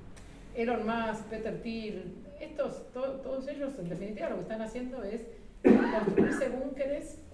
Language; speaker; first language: Spanish; native; Spanish